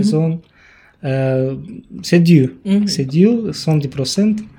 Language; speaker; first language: French; non-native, learner; Romanian